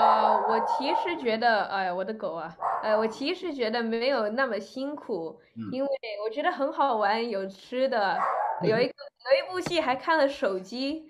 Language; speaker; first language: Chinese; early bilingual, other home language; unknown